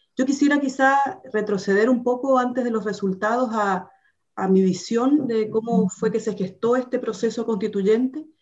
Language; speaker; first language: Spanish; native; Spanish